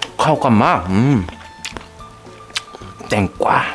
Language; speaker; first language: Thai; non-native, fluent; Korean